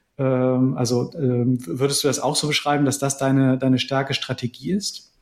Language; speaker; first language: German; native; German